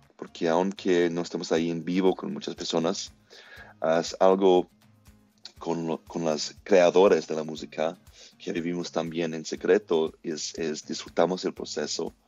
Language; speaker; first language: Spanish; non-native, fluent; English